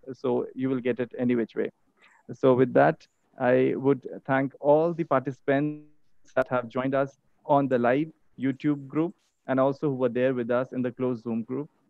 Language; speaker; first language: English; non-native, local second language; Hindi